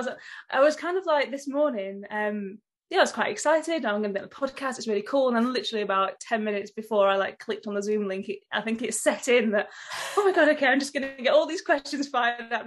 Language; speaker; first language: English; native; English